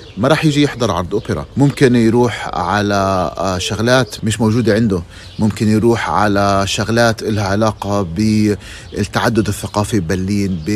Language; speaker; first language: Arabic; native; Arabic